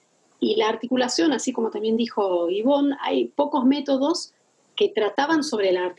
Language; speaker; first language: Spanish; non-native, fluent; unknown